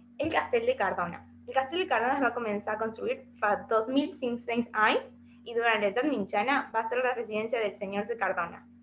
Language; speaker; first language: Catalan; non-native, learner; Spanish